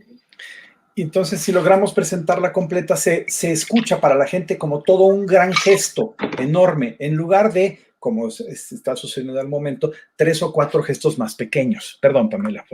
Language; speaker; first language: Spanish; native; Spanish